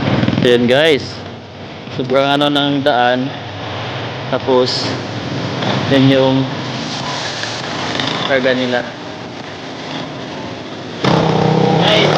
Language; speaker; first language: Filipino; non-native, local second language; Cebuano